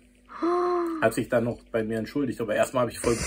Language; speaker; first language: German; native; German